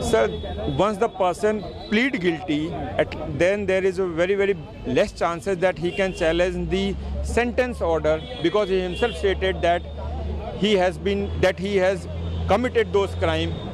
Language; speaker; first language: English; non-native, local second language; Hindi